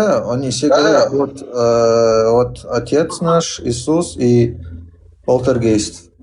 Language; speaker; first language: Russian; early bilingual, heritage; Chechen